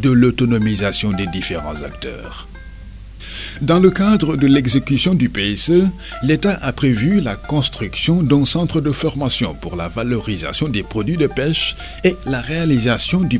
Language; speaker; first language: French; non-native, local second language; Wolof